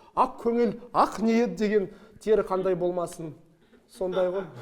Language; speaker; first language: Kazakh; non-native, fluent; English